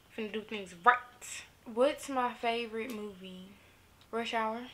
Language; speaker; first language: English; native; English